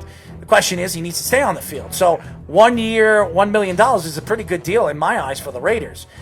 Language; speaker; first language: English; native; English